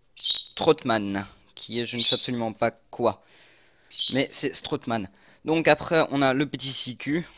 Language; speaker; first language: French; native; French